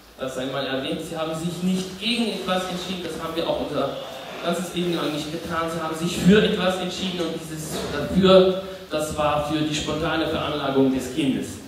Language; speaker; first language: German; non-native, fluent; French